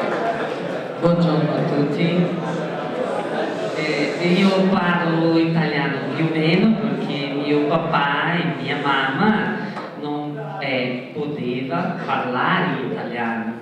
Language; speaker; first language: Italian; non-native, learner; Portuguese